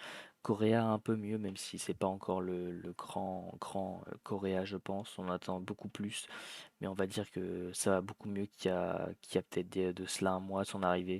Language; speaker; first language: French; native; French